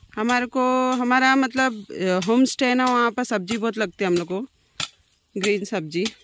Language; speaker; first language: Hindi; native; Hindi